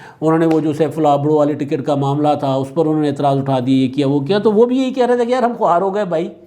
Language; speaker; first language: Urdu; non-native, local second language; Sindhi